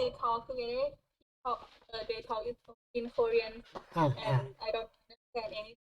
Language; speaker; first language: English; non-native, learner; Thai